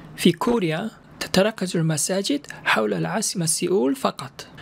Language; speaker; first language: Arabic; non-native, fluent; Korean